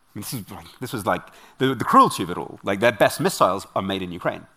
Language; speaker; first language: English; native; English